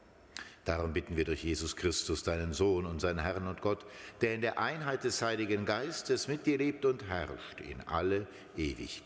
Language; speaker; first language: German; native; German